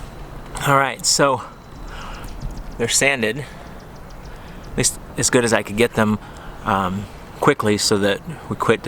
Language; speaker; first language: English; native; English